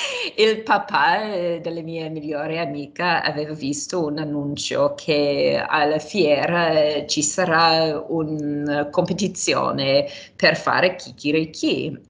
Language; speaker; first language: Italian; non-native, fluent; English